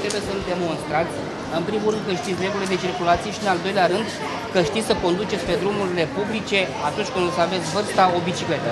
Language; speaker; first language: Romanian; native; Romanian